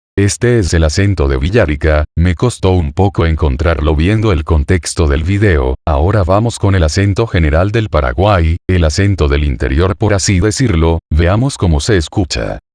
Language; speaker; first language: Spanish; native; Spanish